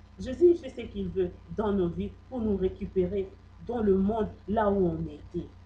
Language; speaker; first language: French; non-native, local second language; Lingala